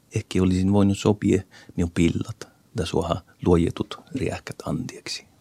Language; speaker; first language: Finnish; native; Finnish